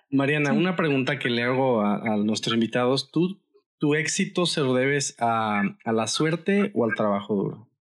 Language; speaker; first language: Spanish; native; Spanish